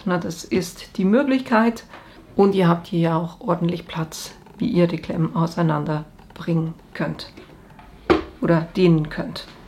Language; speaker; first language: German; native; German